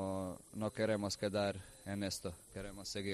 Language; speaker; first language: Spanish; non-native, fluent; Croatian